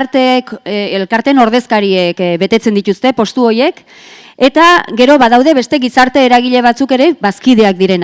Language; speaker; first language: Basque; native; Basque